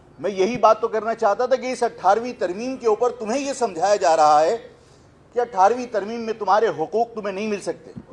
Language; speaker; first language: Urdu; native; Urdu